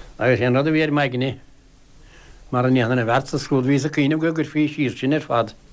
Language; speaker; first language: Irish; native; Irish